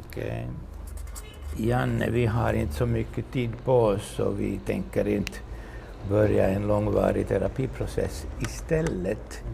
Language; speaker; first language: Swedish; non-native, local second language; Finnish